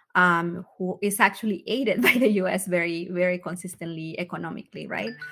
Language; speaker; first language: English; early bilingual, other home language; Spanish